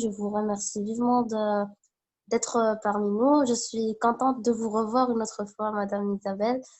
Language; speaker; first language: French; non-native, local second language; Arabic